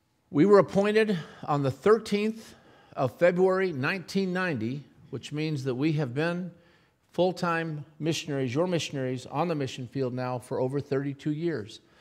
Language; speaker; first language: English; native; English